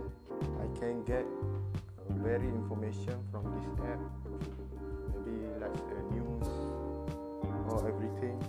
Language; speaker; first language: English; non-native, learner; Malay